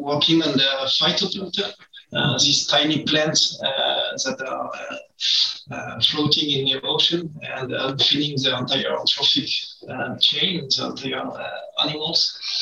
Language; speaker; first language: English; non-native, learner; French